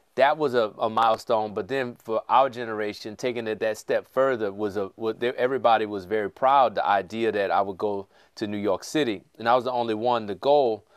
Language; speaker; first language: English; native; English